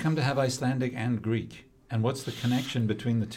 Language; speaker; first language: English; native; English